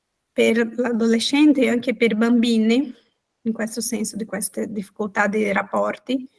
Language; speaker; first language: Italian; non-native, fluent; Portuguese